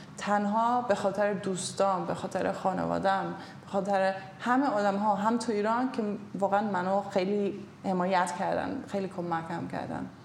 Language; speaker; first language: Persian; non-native, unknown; German